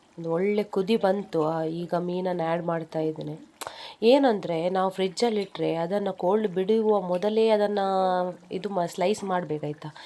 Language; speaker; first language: Kannada; non-native, local second language; Konkani